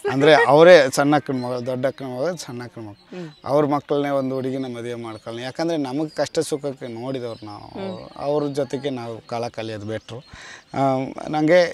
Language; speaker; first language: Kannada; non-native, local second language; Tamil